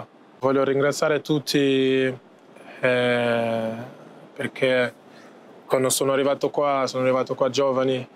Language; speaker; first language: Italian; non-native, fluent; Portuguese